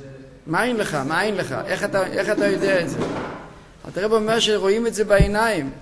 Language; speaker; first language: Hebrew; non-native, fluent; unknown